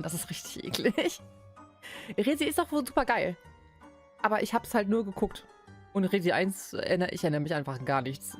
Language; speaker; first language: German; native; German